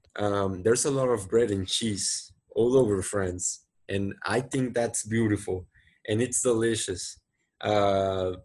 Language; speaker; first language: English; non-native, fluent; Spanish